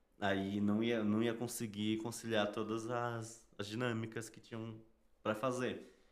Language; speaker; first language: Portuguese; native; Portuguese